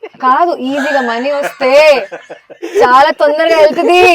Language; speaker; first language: Telugu; non-native, fluent; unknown